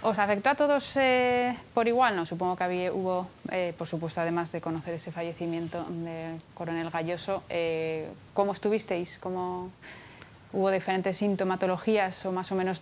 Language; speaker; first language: Spanish; native; Spanish